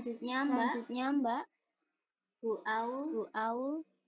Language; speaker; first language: Indonesian; native; Indonesian